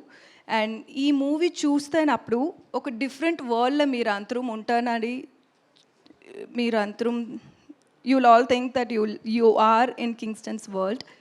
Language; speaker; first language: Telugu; non-native, learner; Tamil